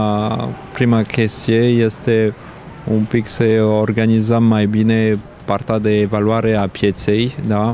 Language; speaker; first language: Romanian; non-native, fluent; French